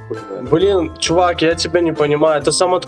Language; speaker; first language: Russian; native; Russian